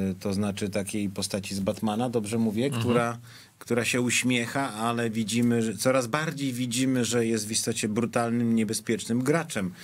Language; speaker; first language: Polish; native; Polish